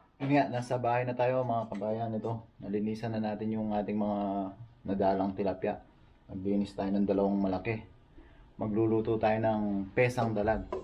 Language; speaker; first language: Filipino; native; Filipino